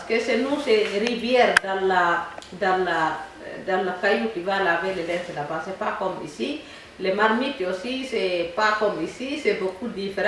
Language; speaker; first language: French; non-native, learner; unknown